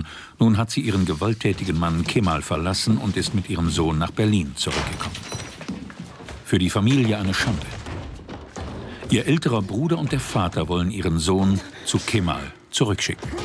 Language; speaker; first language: German; native; German